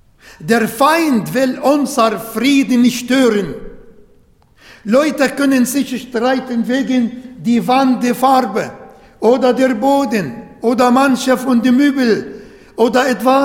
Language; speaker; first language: German; non-native, learner; Arabic